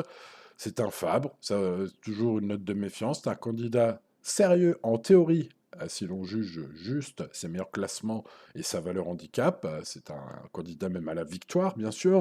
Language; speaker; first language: French; native; French